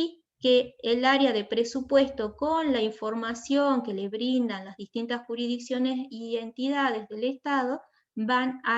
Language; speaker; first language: Spanish; native; Spanish